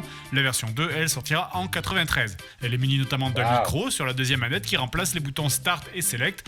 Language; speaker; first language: French; native; French